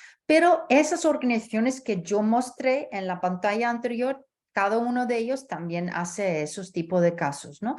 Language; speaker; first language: Spanish; early bilingual, heritage; Spanish